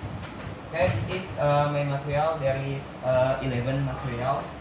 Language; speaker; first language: English; non-native, learner; Indonesian